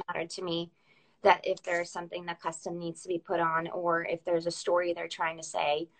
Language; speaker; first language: English; early bilingual, other home language; Russian